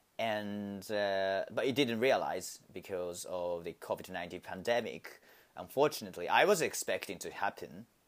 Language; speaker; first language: English; non-native, learner; Japanese